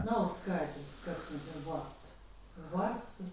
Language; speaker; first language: Latvian; non-native, learner; Russian